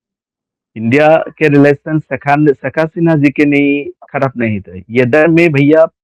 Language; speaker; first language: Hindi; non-native, learner; Bangla